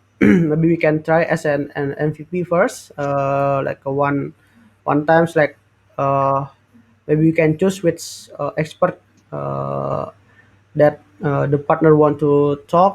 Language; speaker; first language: English; non-native, fluent; Indonesian